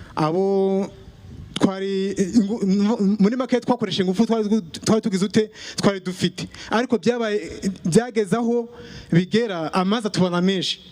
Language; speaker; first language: Kinyarwanda; native; Kinyarwanda